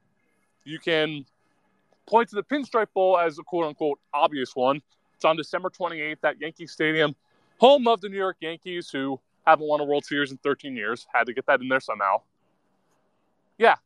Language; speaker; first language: English; native; English